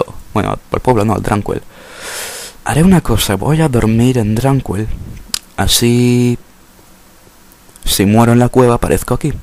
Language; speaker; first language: Spanish; native; Spanish